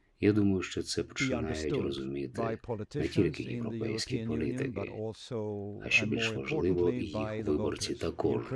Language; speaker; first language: Ukrainian; non-native, fluent; Swedish